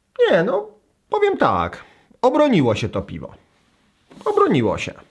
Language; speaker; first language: Polish; native; Polish